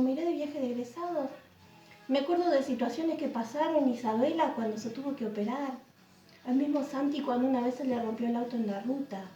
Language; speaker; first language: Spanish; native; Spanish